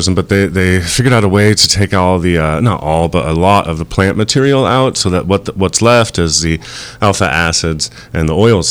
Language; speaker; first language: English; native; English